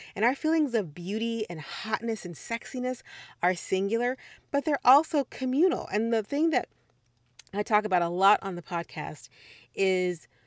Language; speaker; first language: English; native; English